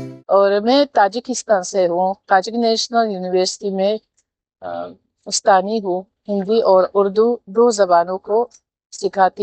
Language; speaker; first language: Hindi; non-native, fluent; Tajik